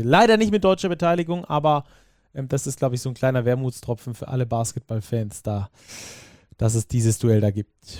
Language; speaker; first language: German; native; German